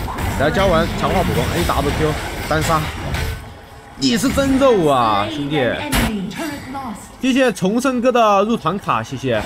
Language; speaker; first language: Chinese; native; Chinese